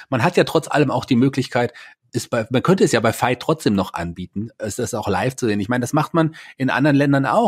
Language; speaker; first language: German; native; German